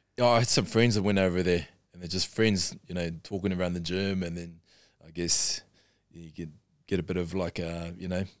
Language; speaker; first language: English; native; English